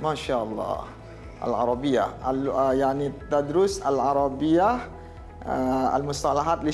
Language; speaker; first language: Arabic; non-native, fluent; Indonesian